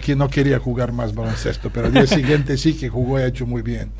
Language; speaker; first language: Spanish; non-native, fluent; Serbian